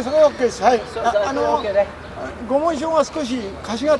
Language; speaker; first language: Japanese; native; Japanese